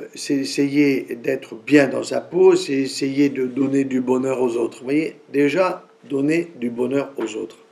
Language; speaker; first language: French; native; French